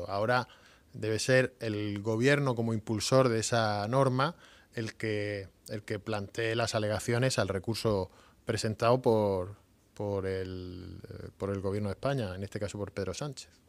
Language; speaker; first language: Spanish; native; Spanish